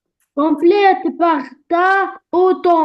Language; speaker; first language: French; non-native, learner; Arabic